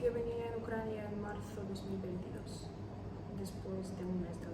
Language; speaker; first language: Spanish; non-native, learner; Ukrainian